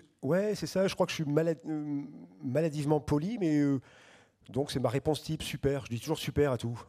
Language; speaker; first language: French; native; French